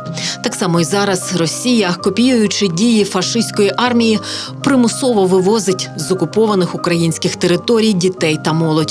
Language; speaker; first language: Ukrainian; native; Ukrainian